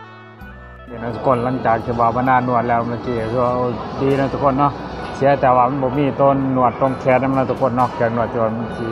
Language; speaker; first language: Thai; non-native, local second language; Northeastern Thai